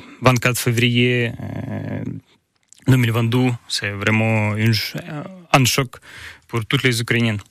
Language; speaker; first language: French; non-native, learner; Ukrainian